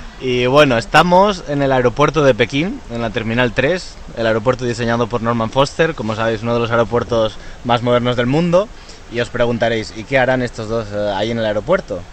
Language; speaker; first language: Spanish; native; Spanish